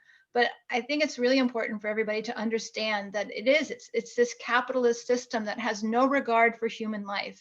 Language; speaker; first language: English; native; English